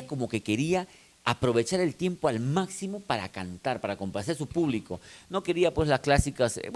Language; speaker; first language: Spanish; native; Spanish